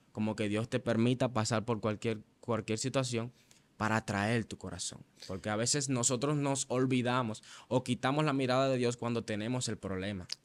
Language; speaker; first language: Spanish; native; Spanish